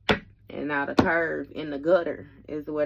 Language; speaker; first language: English; native; English